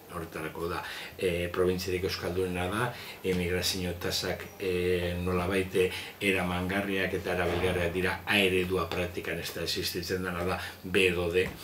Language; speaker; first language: Basque; non-native, local second language; Spanish